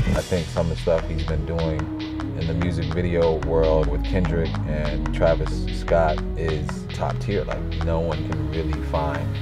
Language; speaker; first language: English; native; English